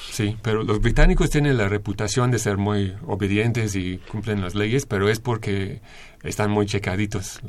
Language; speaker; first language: Spanish; non-native, fluent; English